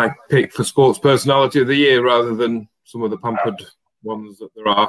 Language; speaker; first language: English; native; English